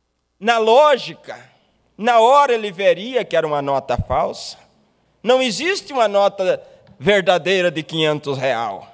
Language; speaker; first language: Portuguese; native; Portuguese